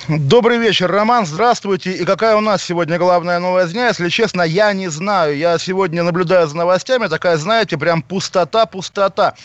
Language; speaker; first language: Russian; native; Russian